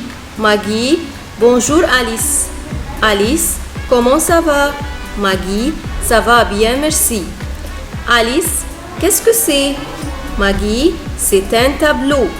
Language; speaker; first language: French; non-native, fluent; Arabic